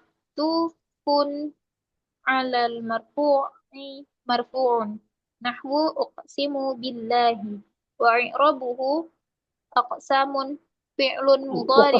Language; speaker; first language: Arabic; non-native, learner; Indonesian